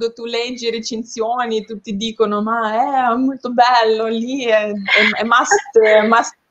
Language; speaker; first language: Italian; non-native, learner; Ukrainian